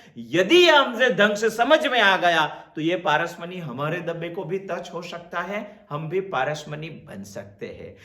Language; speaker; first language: Hindi; non-native, local second language; Gujarati